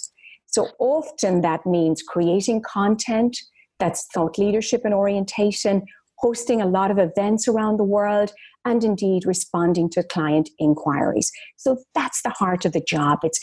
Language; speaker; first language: English; native; English